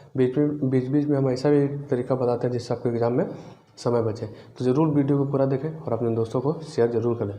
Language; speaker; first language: Hindi; native; Hindi